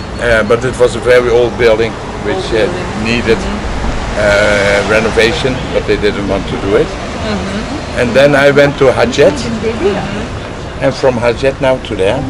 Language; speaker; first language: English; non-native, fluent; Dutch